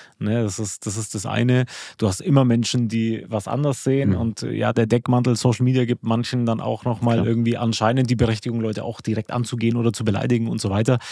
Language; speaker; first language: German; early bilingual, other home language; Albanian